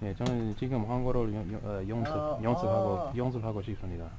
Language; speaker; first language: Korean; non-native, learner; English